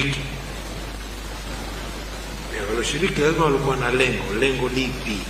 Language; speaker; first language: Swahili; native; Swahili